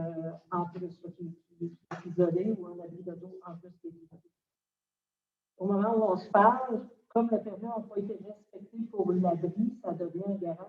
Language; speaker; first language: French; native; French